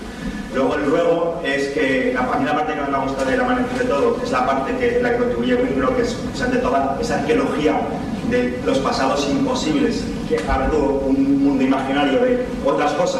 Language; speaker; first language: Spanish; native; Spanish